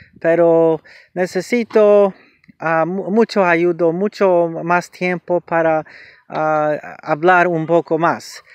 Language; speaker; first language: Spanish; non-native, learner; English